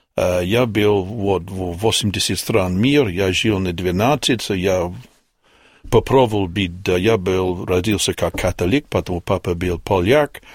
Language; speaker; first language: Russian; non-native, learner; English